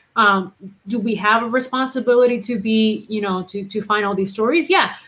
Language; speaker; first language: English; non-native, fluent; Spanish